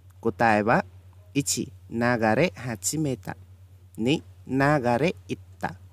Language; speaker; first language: Japanese; non-native, fluent; Khmer